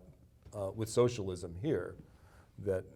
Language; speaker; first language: English; native; English